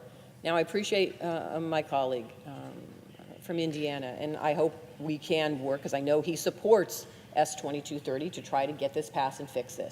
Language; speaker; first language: English; native; English